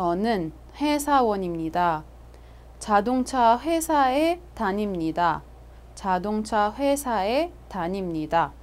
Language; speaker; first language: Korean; non-native, fluent; Arabic